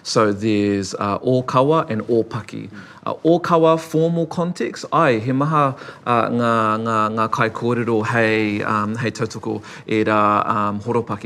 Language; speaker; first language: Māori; non-native, local second language; English